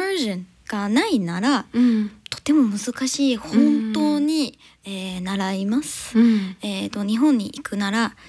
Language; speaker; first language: Japanese; non-native, learner; English